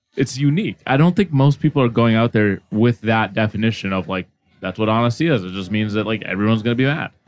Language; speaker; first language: English; early bilingual, other home language; Arabic